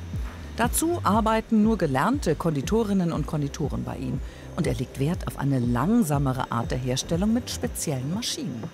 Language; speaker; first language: German; native; German